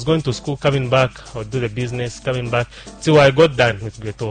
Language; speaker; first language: English; non-native, local second language; Bemba